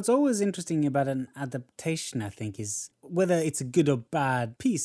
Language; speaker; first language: English; non-native, fluent; Norwegian